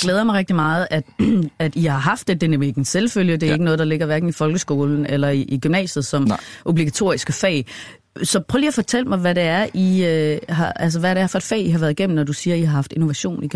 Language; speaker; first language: Danish; native; Danish